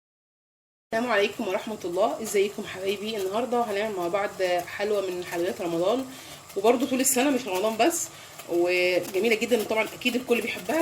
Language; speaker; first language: Arabic; native; Arabic